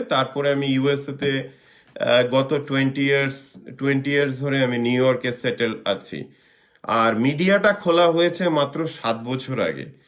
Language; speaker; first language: Bangla; native; Bangla